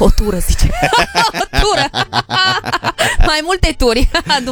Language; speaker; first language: Romanian; native; Romanian